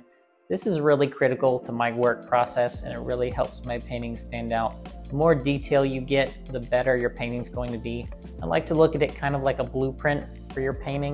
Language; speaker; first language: English; native; English